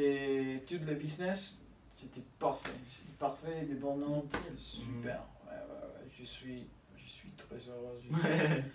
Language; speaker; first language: French; non-native, learner; Spanish